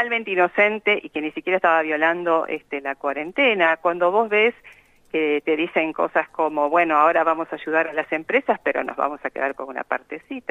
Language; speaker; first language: Spanish; native; Spanish